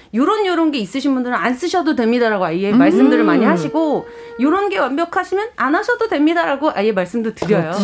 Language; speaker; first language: Korean; native; Korean